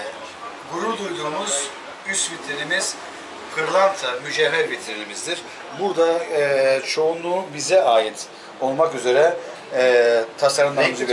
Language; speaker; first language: Turkish; native; Turkish